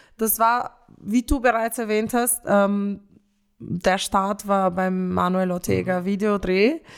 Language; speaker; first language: German; early bilingual, other home language; Romanian